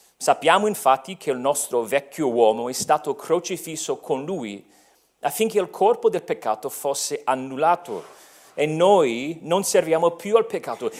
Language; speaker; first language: Italian; non-native, fluent; English